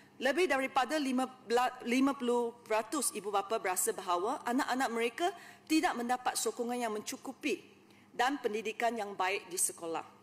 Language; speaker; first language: Malay; non-native, local second language; Chinese